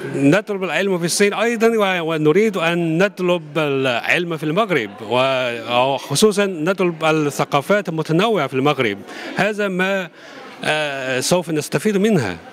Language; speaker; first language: Arabic; non-native, fluent; Chinese